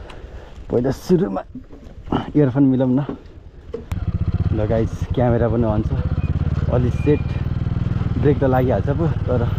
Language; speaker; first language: Nepali; native; Nepali